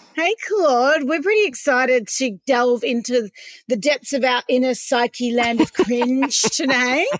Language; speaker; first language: English; native; English